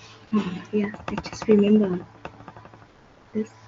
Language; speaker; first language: English; non-native, learner; Vietnamese